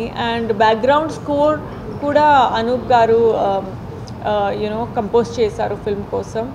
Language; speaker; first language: Telugu; non-native, fluent; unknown